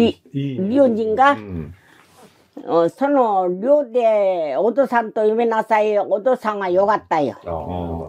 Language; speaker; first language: Japanese; non-native, learner; Korean